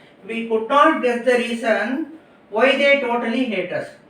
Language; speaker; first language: English; non-native, local second language; Tamil